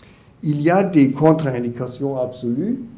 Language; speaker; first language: French; non-native, learner; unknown